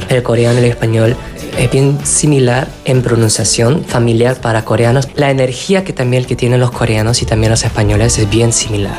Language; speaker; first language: Spanish; non-native, fluent; Korean